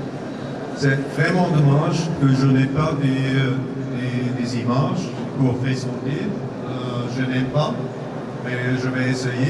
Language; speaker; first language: French; non-native, learner; German